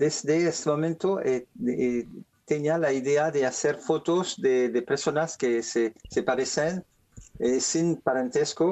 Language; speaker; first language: Spanish; non-native, learner; French